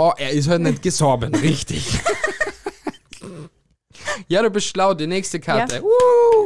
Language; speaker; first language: German; native; German